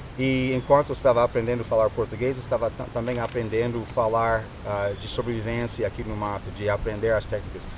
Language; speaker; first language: Portuguese; non-native, fluent; English